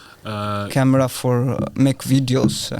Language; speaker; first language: English; non-native, learner; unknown